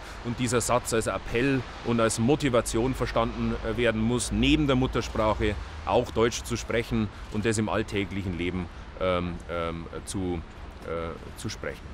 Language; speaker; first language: German; native; German